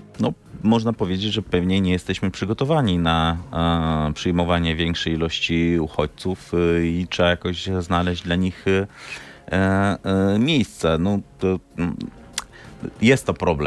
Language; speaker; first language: Polish; non-native, fluent; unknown